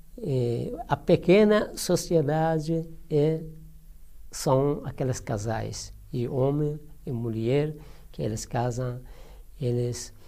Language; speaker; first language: Portuguese; non-native, learner; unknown